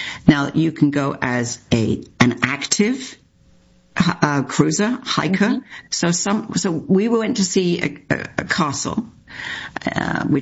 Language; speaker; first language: English; native; English